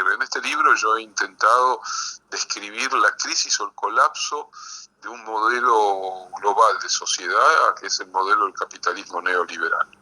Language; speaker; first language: Spanish; native; Spanish